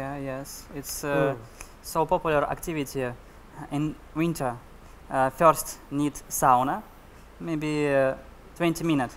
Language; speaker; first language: English; non-native, learner; Russian